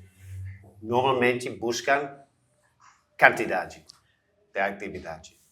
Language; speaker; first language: Portuguese; non-native, learner; English